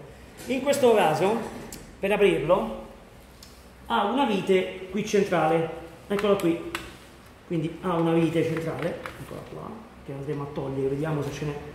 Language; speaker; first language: Italian; native; Italian